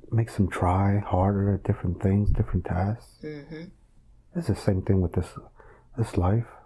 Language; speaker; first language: English; native; English